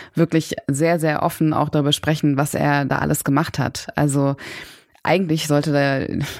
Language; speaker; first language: German; native; German